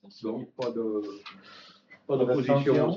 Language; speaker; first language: French; native; French